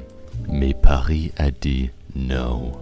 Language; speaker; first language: French; non-native, learner; English